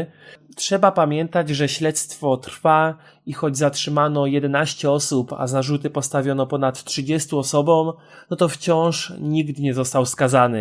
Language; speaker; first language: Polish; native; Polish